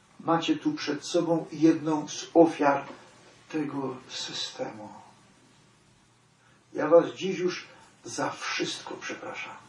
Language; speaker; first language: Polish; native; Polish